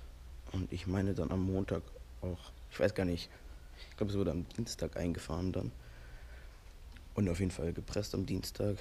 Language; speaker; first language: German; native; German